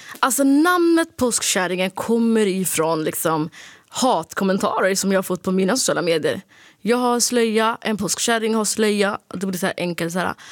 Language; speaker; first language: Swedish; early bilingual, other home language; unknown